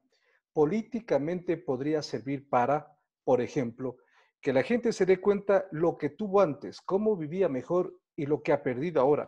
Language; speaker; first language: Spanish; native; Spanish